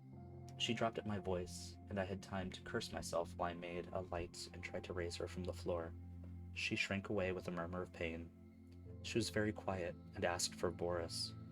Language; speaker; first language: English; native; English